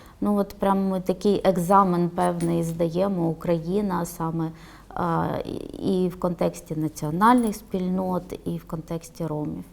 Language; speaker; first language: Ukrainian; non-native, local second language; Romany